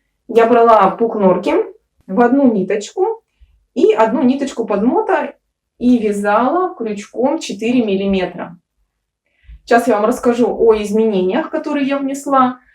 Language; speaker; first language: Russian; native; Russian